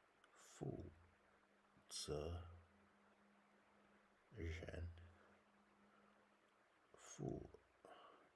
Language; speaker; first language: Chinese; non-native, learner; English